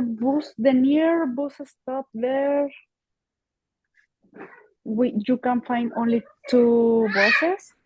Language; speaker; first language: English; non-native, learner; Spanish